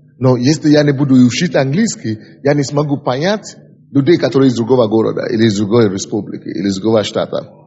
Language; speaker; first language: Russian; non-native, fluent; Yoruba